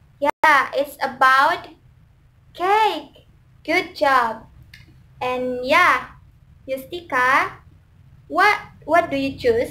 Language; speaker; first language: English; non-native, learner; Indonesian